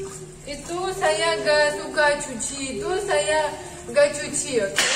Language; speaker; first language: Indonesian; non-native, learner; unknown